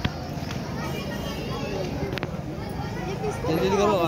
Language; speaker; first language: Hindi; native; Hindi